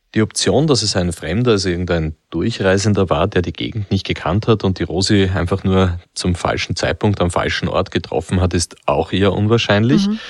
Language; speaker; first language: German; native; German